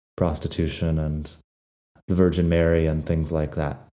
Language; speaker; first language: English; native; English